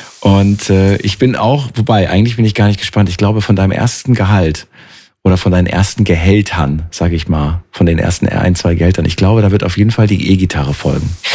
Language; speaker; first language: German; native; German